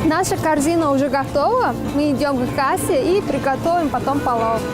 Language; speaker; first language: Russian; non-native, learner; Turkmen